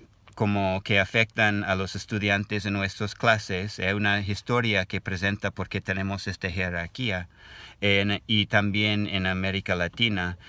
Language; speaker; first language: Spanish; non-native, learner; English